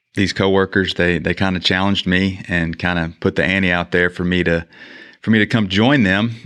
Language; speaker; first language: English; native; English